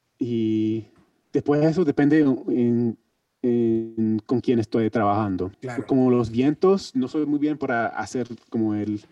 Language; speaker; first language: Spanish; non-native, learner; English